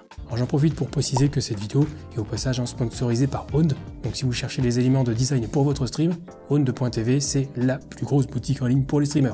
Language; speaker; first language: French; native; French